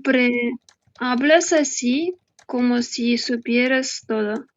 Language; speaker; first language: Spanish; non-native, learner; Russian